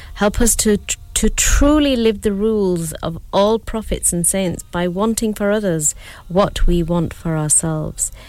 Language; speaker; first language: English; early bilingual, other home language; Urdu